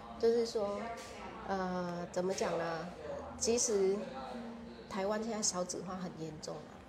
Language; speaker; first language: Chinese; non-native, fluent; Vietnamese